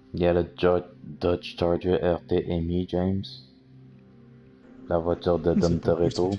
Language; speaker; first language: French; native; French